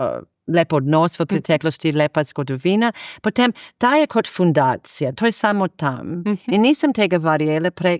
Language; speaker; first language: Slovenian; non-native, fluent; English